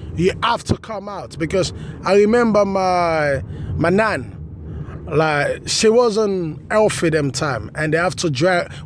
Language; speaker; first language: English; non-native, local second language; Krio